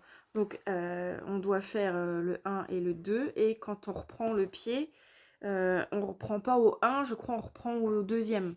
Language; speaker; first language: French; native; French